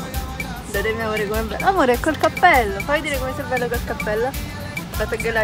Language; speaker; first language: Italian; native; Italian